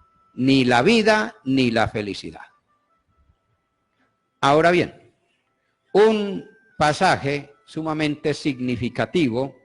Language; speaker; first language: Spanish; native; Spanish